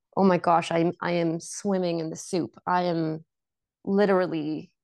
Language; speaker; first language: English; native; English